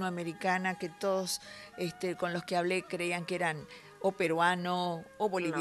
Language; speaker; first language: Spanish; native; Spanish